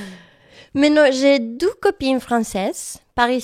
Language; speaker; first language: French; non-native, learner; Spanish